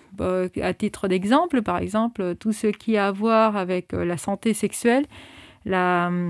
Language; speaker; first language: French; non-native, fluent; Spanish